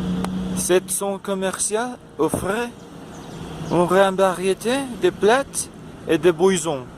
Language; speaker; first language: French; non-native, learner; Spanish